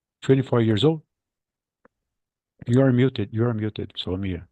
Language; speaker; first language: English; non-native, fluent; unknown